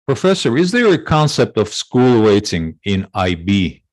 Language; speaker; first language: English; non-native, fluent; Azerbaijani